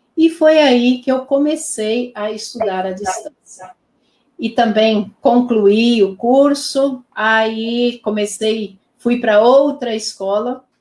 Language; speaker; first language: Portuguese; non-native, local second language; Low German